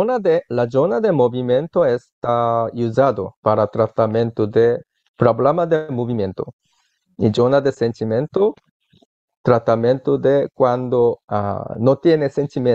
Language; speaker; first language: Spanish; non-native, learner; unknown